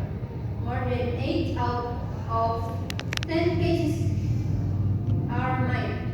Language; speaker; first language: English; non-native, learner; Indonesian